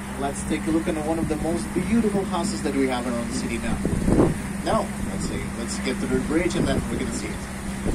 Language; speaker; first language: English; non-native, fluent; Portuguese